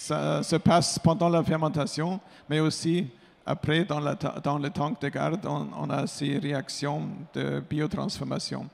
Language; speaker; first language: French; non-native, fluent; German